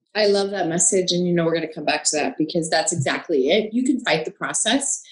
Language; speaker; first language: English; native; English